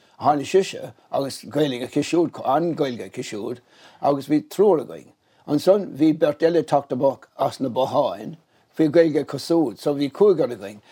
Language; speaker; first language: Irish; native; Irish